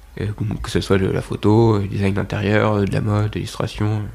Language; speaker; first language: French; native; French